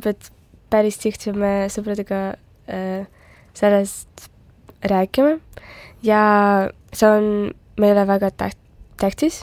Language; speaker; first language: Estonian; non-native, local second language; Russian